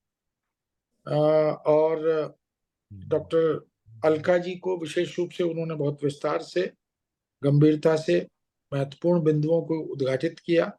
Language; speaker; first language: Hindi; native; Hindi